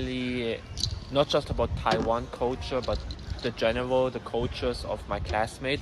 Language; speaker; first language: English; non-native, fluent; German